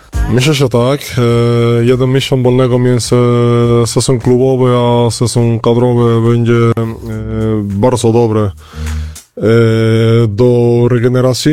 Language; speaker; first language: Polish; non-native, fluent; Spanish